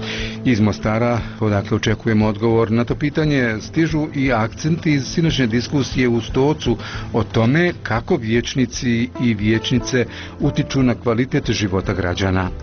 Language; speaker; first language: Croatian; native; Croatian